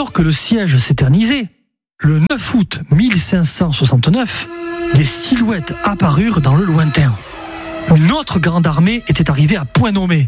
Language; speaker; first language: French; native; French